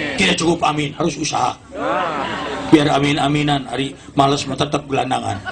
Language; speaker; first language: Indonesian; non-native, local second language; Sundanese